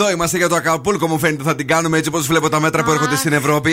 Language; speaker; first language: Greek; native; Greek